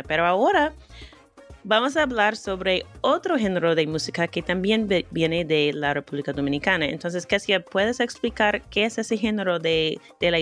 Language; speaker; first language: Spanish; non-native, fluent; English